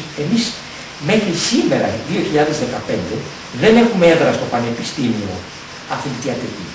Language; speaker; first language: Greek; native; Greek